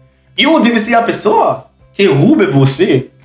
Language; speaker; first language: Portuguese; non-native, learner; English